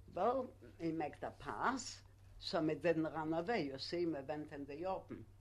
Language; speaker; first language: English; non-native, learner; Polish